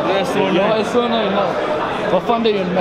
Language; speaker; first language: Swedish; native; Swedish